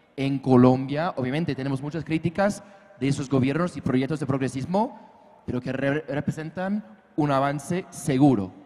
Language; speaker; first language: Spanish; non-native, fluent; English